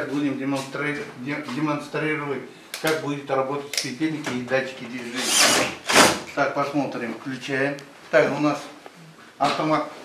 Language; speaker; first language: Russian; non-native, local second language; Kazakh